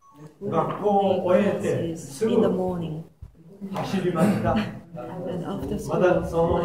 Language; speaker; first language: Japanese; native; Japanese